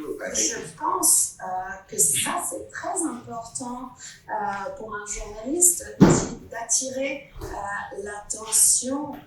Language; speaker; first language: French; non-native, fluent; Italian